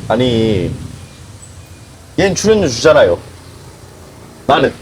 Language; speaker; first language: Korean; native; Korean